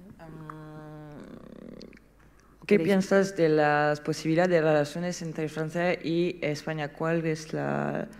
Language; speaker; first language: Spanish; non-native, learner; French